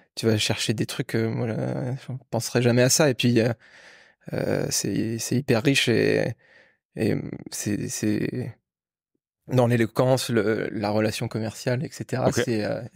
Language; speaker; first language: French; native; French